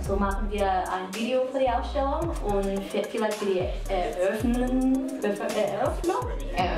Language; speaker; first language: German; non-native, learner; Cantonese